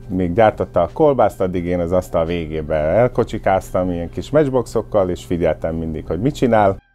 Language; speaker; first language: Hungarian; early bilingual, heritage; Hungarian